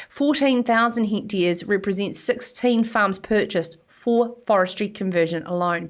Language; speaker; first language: English; native; English